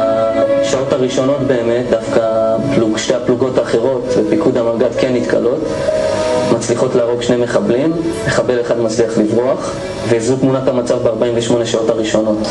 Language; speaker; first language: Hebrew; native; Hebrew